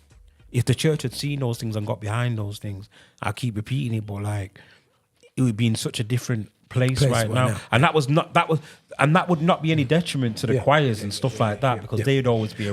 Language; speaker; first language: English; native; English